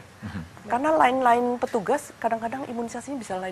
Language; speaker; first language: Indonesian; native; Indonesian